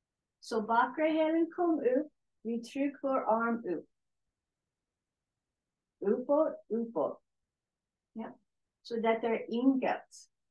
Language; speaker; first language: Swedish; non-native, learner; English